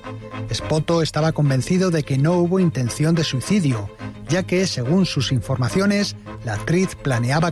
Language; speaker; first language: Spanish; native; Spanish